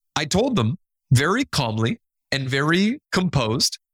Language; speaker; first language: English; non-native, fluent; Spanish